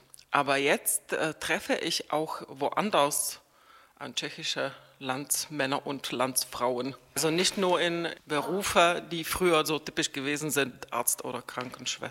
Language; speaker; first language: German; non-native, fluent; Czech